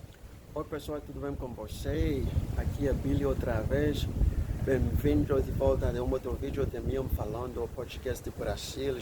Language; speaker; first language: Portuguese; non-native, learner; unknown